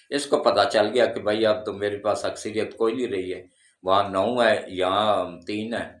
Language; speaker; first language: Urdu; non-native, local second language; Punjabi